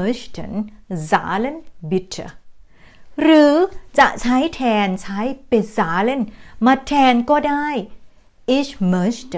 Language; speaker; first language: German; non-native, fluent; Thai